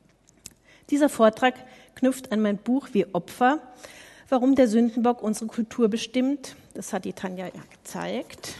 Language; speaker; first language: German; native; German